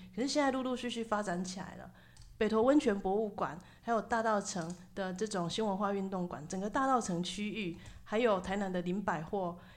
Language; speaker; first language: Chinese; native; Chinese